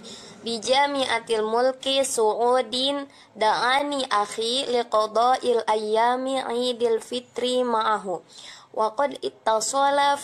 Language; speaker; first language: Arabic; non-native, learner; Indonesian